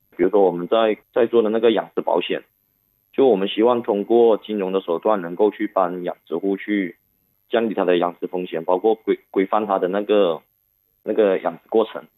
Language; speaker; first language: Chinese; non-native, local second language; Cantonese